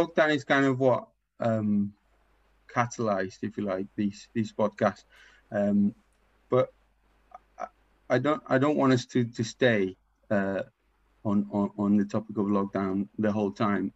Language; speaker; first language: English; non-native, fluent; Spanish